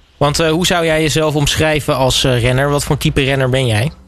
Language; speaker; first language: Dutch; native; Dutch